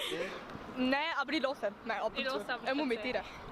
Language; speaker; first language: German; non-native, learner; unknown